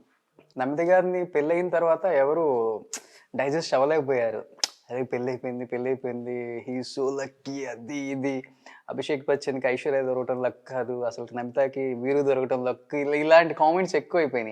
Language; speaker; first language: Telugu; native; Telugu